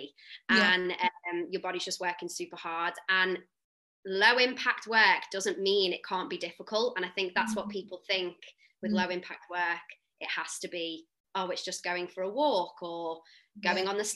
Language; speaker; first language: English; native; English